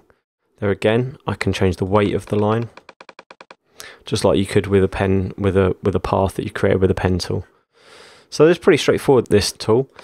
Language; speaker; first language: English; native; English